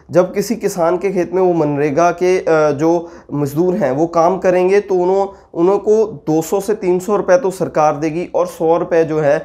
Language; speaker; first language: Hindi; non-native, local second language; Punjabi